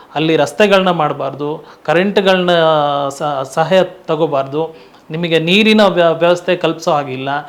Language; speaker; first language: Kannada; non-native, local second language; Tulu